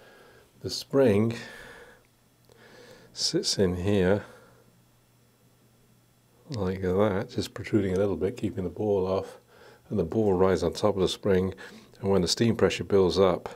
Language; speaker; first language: English; native; English